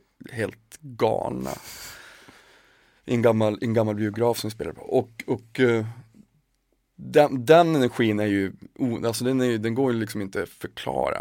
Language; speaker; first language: Swedish; native; Swedish